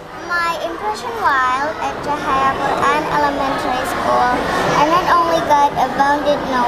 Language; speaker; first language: English; non-native, local second language; Indonesian